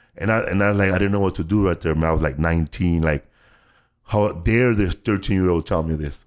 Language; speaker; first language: English; native; English